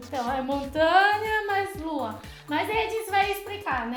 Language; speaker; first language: Portuguese; non-native, fluent; Chinese